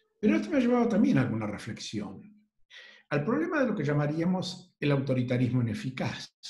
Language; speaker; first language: Spanish; native; Spanish